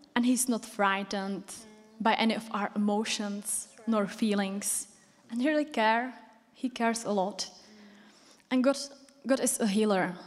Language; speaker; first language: English; non-native, fluent; Czech